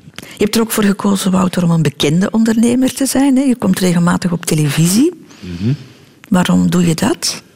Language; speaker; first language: Dutch; native; Dutch